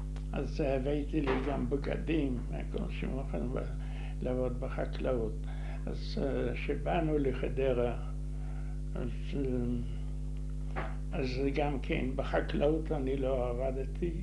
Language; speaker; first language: Hebrew; non-native, fluent; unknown